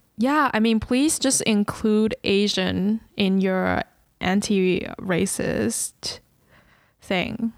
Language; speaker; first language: English; early bilingual, other home language; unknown